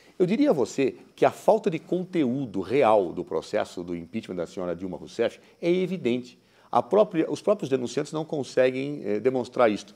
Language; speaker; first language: Portuguese; native; Portuguese